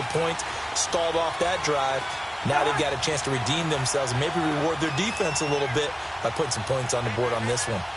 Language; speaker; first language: English; native; English